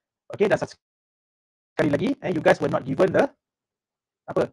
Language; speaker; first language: English; non-native, local second language; Malay